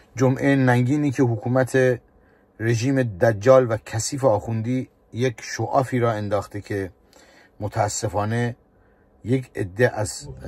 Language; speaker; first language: Persian; native; Persian